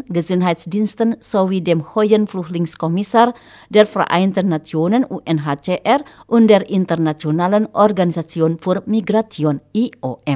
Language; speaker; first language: German; non-native, fluent; Indonesian